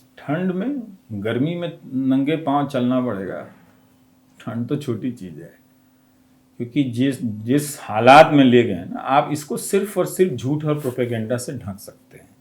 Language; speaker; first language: Hindi; non-native, local second language; Bhojpuri